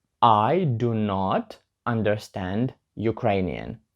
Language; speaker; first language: English; non-native, learner; Ukrainian